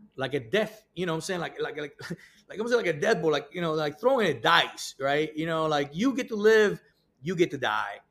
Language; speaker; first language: English; early bilingual, other home language; Spanish